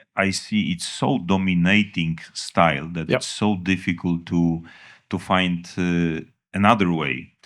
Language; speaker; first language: English; non-native, fluent; Polish